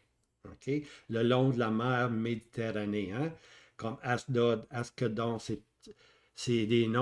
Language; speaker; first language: French; native; French